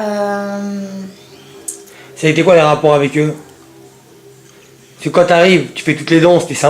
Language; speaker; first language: French; native; French